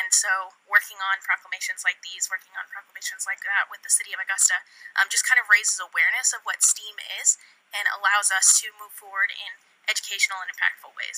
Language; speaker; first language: English; native; English